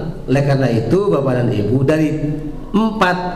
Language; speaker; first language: Indonesian; native; Indonesian